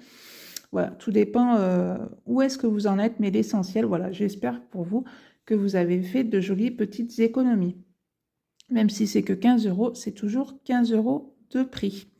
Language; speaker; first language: French; native; French